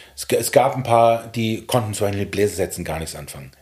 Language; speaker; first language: German; native; German